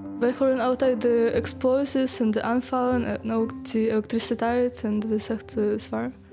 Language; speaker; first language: Dutch; non-native, fluent; Ukrainian